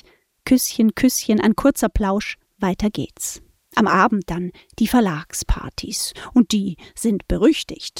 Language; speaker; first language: German; native; German